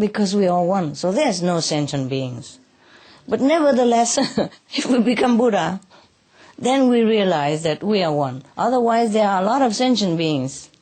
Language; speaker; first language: English; non-native, fluent; Vietnamese